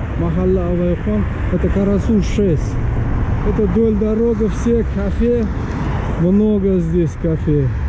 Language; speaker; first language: Russian; non-native, local second language; Uzbek